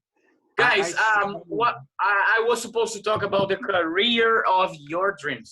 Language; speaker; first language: English; non-native, fluent; Portuguese